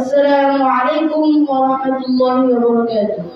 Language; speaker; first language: Arabic; non-native, learner; Bangla